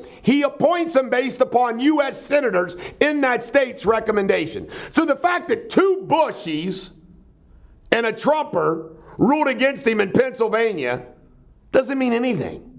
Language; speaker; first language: English; native; English